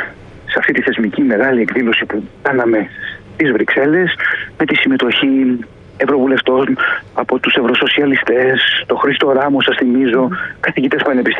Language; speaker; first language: Greek; native; Greek